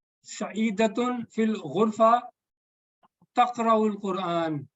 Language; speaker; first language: Arabic; non-native, learner; Urdu